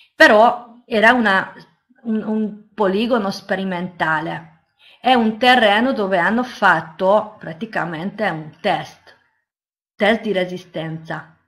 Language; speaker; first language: Italian; non-native, fluent; Hungarian